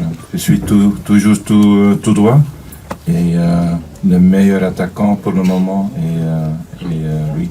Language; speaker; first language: French; non-native, fluent; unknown